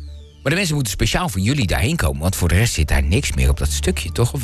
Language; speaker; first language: Dutch; native; Dutch